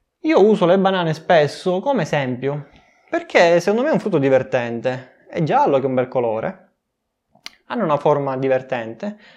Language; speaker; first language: Italian; native; Italian